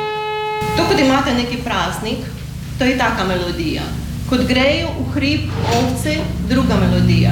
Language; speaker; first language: Slovenian; non-native, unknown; Ukrainian